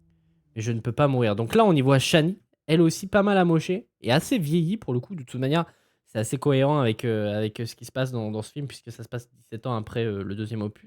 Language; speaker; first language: French; native; French